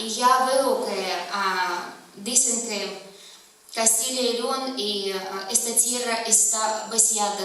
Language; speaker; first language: Spanish; non-native, fluent; Russian